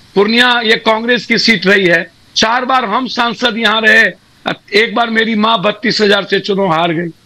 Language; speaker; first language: Hindi; native; Hindi